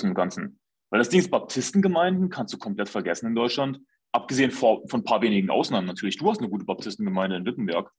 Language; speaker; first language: German; native; German